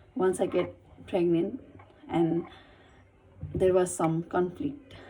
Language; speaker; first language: English; non-native, learner; Nepali